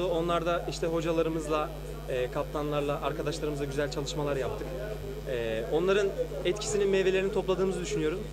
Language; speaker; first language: Turkish; native; Turkish